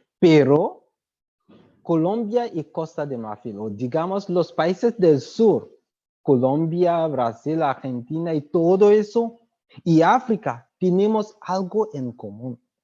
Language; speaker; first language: Spanish; non-native, fluent; French